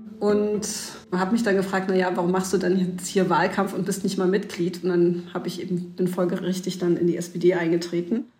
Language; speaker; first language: German; native; German